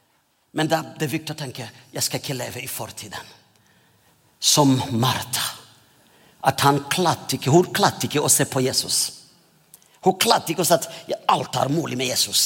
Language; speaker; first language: Norwegian; non-native, fluent; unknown